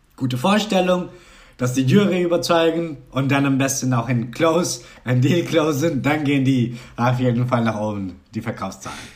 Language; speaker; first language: German; non-native, fluent; Spanish